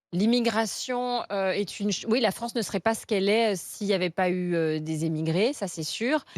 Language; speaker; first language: French; native; French